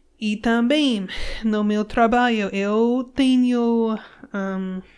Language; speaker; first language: Portuguese; non-native, learner; English